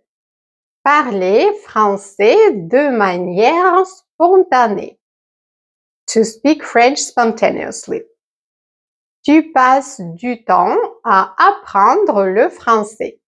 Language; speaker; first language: French; native; French